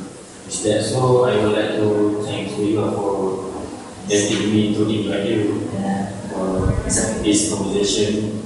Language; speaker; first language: English; non-native, learner; Malay